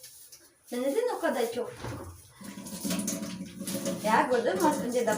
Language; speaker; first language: Turkish; non-native, learner; Filipino